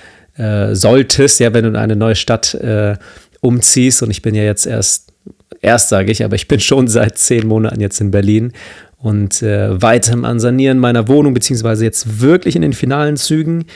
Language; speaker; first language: German; native; German